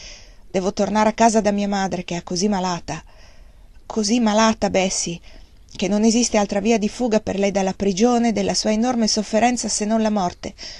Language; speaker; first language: Italian; native; Italian